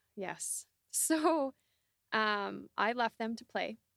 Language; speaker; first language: English; native; English